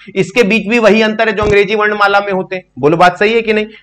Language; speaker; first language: Hindi; native; Hindi